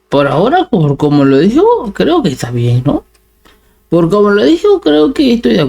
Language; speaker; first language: Spanish; native; Spanish